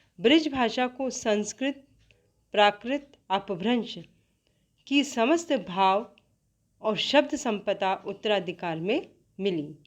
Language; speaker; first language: Hindi; native; Hindi